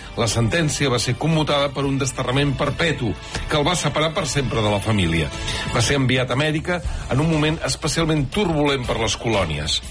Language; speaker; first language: Catalan; native; Catalan